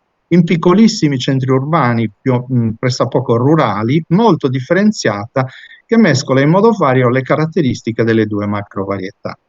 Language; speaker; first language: Italian; native; Italian